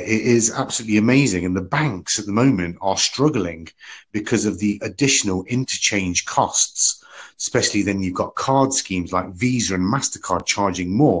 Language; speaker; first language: English; native; English